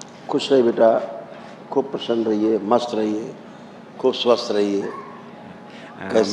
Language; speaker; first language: Hindi; native; Hindi